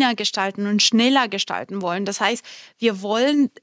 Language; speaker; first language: German; non-native, fluent; Spanish